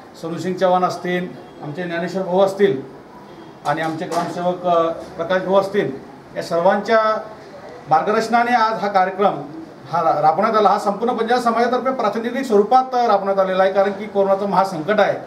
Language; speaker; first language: Marathi; non-native, local second language; Lambadi